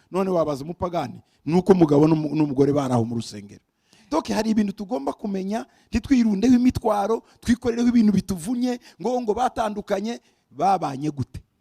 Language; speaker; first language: Kinyarwanda; early bilingual, heritage; Kinyarwanda